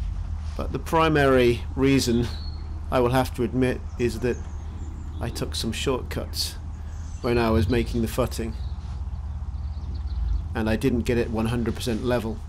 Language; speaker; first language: English; native; English